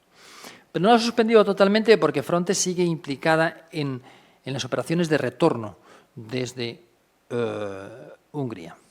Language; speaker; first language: Spanish; native; Spanish